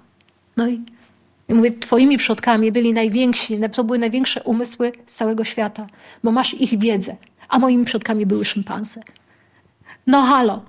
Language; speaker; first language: Polish; native; Polish